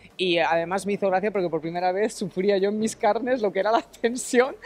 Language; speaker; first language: Spanish; native; Spanish